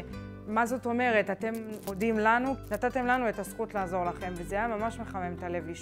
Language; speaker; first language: Hebrew; native; Hebrew